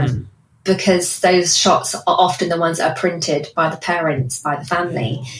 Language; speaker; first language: English; native; English